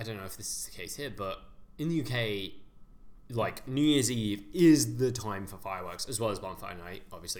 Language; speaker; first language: English; native; English